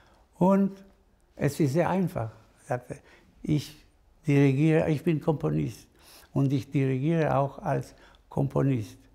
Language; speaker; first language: German; non-native, fluent; Spanish